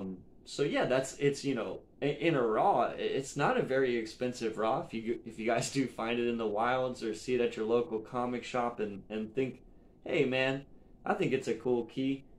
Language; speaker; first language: English; native; English